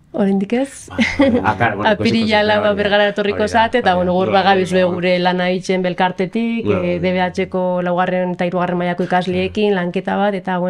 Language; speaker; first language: Basque; native; Basque